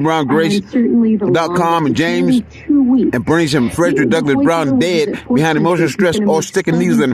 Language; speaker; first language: English; native; English